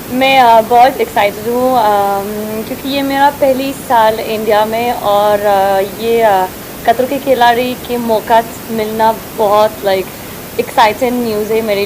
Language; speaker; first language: Hindi; early bilingual, heritage; Hindi